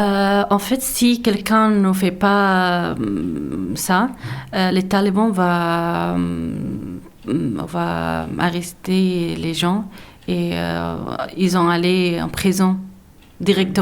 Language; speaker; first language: French; non-native, learner; Persian